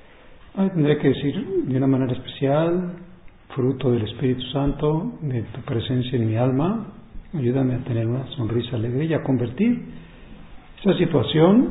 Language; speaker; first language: Spanish; native; Spanish